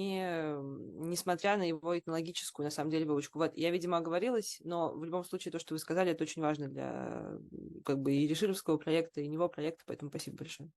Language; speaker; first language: Russian; native; Russian